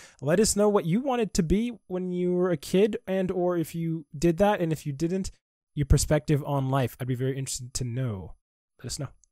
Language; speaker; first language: English; native; English